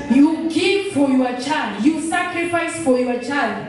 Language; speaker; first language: English; non-native, local second language; Swahili